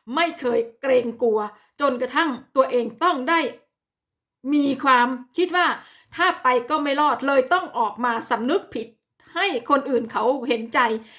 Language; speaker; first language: Thai; native; Thai